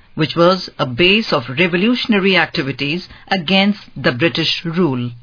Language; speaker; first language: English; non-native, local second language; Hindi